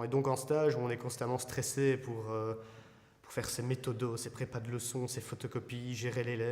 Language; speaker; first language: French; native; French